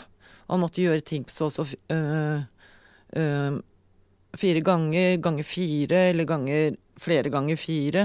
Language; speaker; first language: Norwegian; native; Norwegian